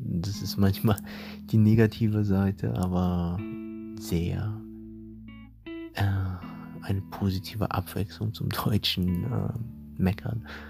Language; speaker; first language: German; native; German